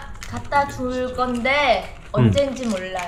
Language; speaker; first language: Korean; non-native, learner; Vietnamese